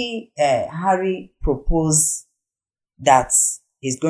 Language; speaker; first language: English; non-native, local second language; Igbo